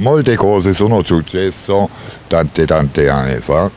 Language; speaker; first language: Italian; non-native, learner; German